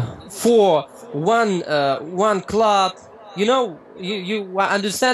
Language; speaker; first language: English; non-native, learner; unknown